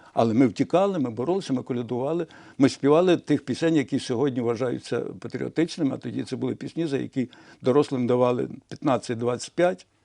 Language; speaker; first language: Ukrainian; non-native, local second language; Russian